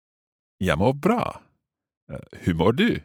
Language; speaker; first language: Swedish; non-native, learner; English